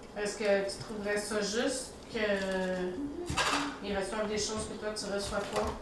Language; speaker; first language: French; native; French